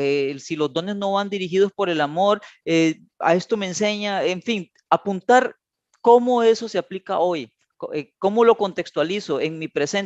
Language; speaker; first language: Spanish; native; Spanish